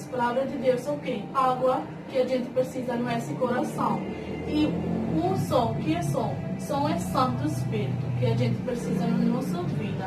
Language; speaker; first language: Portuguese; non-native, learner; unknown